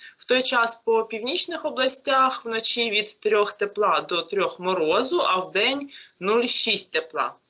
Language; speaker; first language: Ukrainian; native; Ukrainian